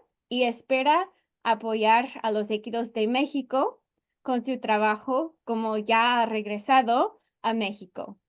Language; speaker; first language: Spanish; non-native, fluent; English